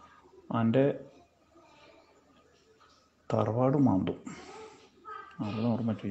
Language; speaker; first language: Malayalam; native; Malayalam